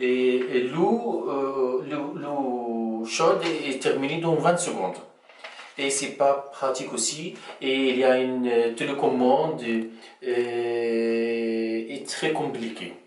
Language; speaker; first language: French; non-native, fluent; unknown